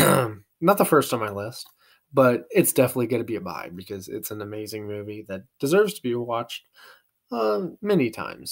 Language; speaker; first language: English; native; English